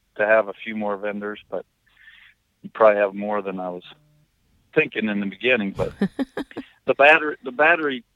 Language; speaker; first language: English; native; English